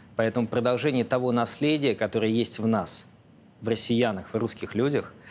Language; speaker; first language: Russian; native; Russian